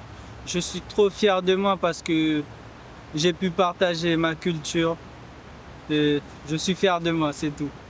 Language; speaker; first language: French; non-native, local second language; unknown